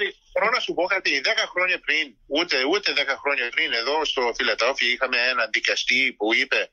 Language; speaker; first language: Greek; early bilingual, heritage; Greek